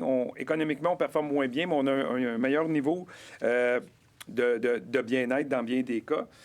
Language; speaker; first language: French; native; French